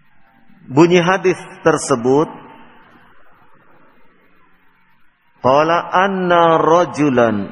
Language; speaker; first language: Indonesian; native; Indonesian